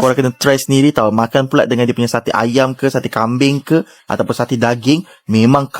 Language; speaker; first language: Malay; native; Malay